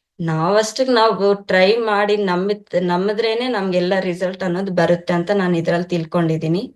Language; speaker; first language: Kannada; non-native, local second language; Telugu